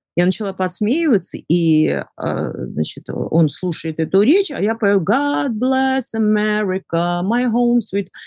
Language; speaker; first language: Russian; native; Russian